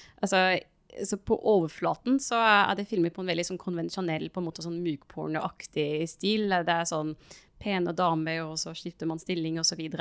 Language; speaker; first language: Norwegian; non-native, fluent; French